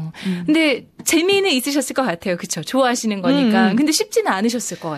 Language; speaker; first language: Korean; native; Korean